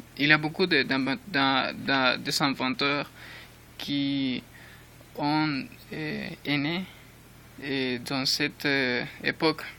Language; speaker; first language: French; non-native, learner; Spanish